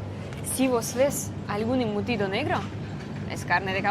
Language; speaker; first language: Spanish; non-native, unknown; Russian